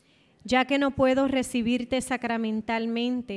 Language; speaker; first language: Spanish; native; Spanish